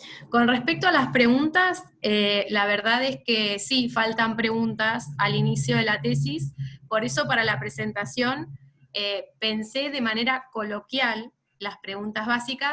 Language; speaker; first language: Spanish; native; Spanish